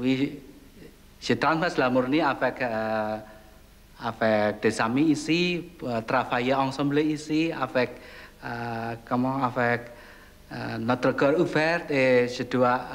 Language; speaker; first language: French; non-native, fluent; Javanese